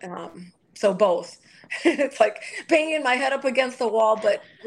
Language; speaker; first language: English; native; English